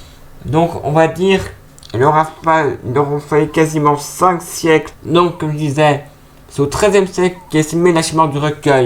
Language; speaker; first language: French; native; French